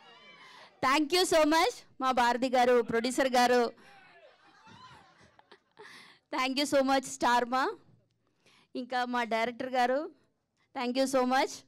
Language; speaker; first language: Telugu; non-native, learner; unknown